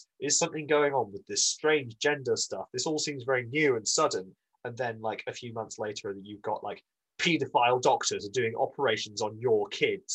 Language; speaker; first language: English; native; English